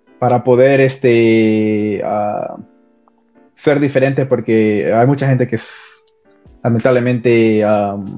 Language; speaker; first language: Spanish; early bilingual, heritage; Spanish